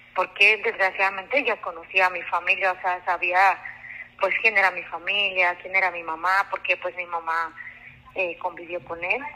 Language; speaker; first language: Spanish; non-native, local second language; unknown